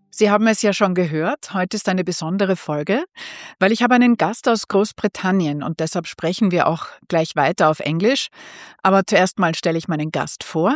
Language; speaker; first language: German; native; German